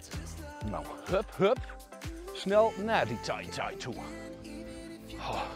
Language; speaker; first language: Dutch; native; Dutch